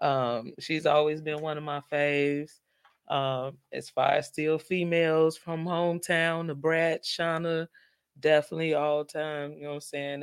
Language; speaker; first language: English; native; English